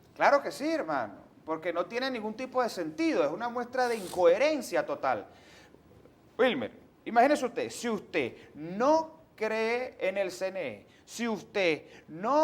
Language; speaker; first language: Spanish; native; Spanish